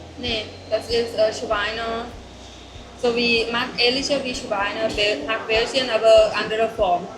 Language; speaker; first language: German; non-native, learner; Thai